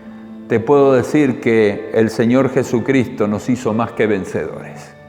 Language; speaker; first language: Spanish; native; Spanish